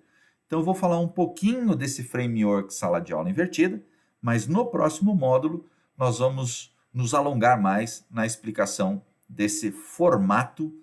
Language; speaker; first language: Portuguese; native; Portuguese